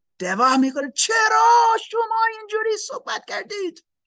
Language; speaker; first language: Persian; non-native, learner; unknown